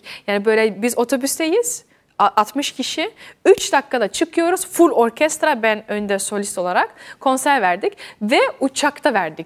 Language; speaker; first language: Turkish; early bilingual, heritage; Dutch